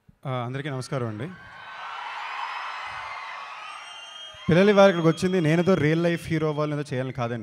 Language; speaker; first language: Telugu; native; Telugu